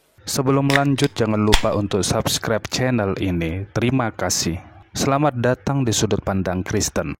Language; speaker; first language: Indonesian; native; Indonesian